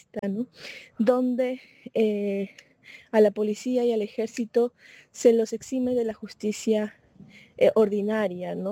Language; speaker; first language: Spanish; native; Spanish